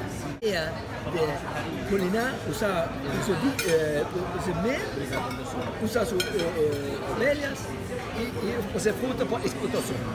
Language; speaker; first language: Portuguese; non-native, fluent; Spanish